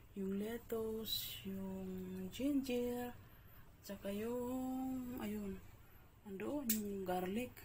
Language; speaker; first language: Filipino; non-native, local second language; Bikol